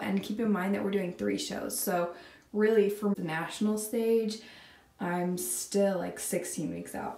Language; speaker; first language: English; native; English